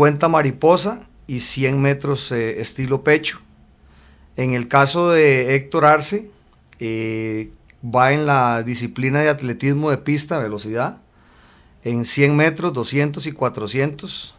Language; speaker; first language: Spanish; native; Spanish